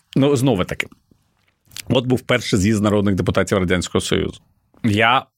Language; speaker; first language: Ukrainian; non-native, local second language; Russian